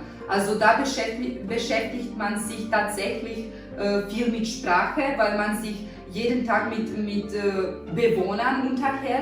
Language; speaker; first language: German; non-native, fluent; Serbian